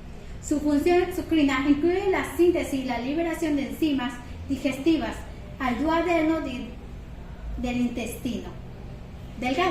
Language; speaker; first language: Spanish; native; Spanish